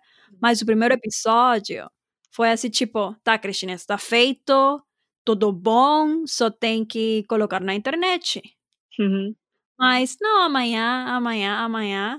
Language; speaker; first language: Portuguese; non-native, fluent; Spanish